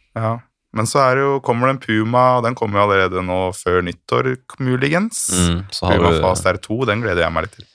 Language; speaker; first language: Norwegian; native; Norwegian